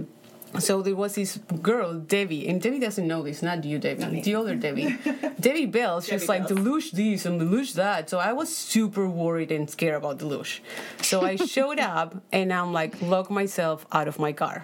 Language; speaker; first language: English; non-native, fluent; Spanish